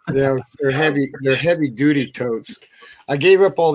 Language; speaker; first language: English; native; English